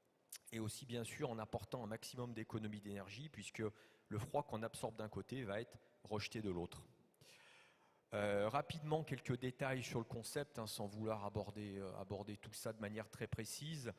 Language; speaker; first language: French; native; French